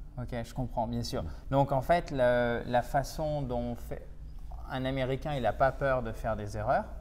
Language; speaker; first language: French; native; French